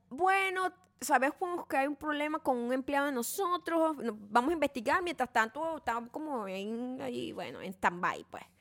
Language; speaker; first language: Spanish; native; Spanish